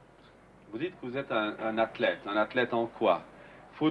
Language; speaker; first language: French; native; French